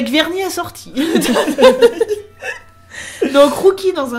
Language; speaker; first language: French; native; French